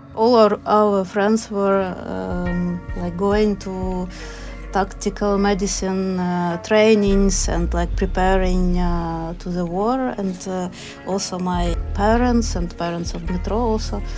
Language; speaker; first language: English; non-native, fluent; Ukrainian